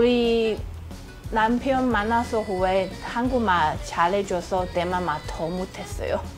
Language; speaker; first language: Korean; non-native, learner; Min Nan Chinese